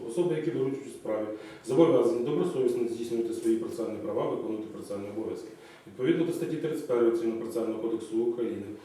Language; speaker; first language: Ukrainian; native; Ukrainian